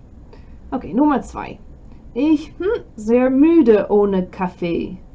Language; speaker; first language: German; non-native, fluent; English